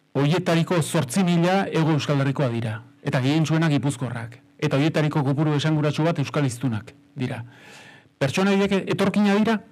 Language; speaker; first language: Basque; native; Basque